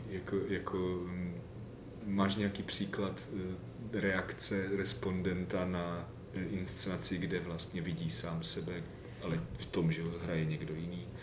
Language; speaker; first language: Czech; native; Czech